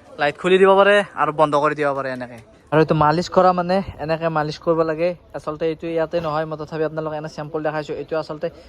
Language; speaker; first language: Assamese; native; Assamese